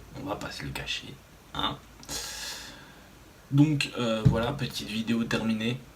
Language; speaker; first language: French; native; French